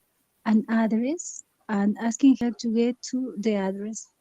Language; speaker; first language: English; non-native, learner; Spanish